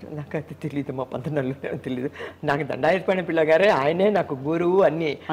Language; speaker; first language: Telugu; native; Telugu